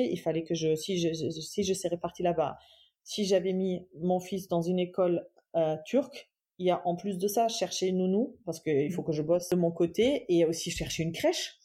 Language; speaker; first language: French; non-native, fluent; German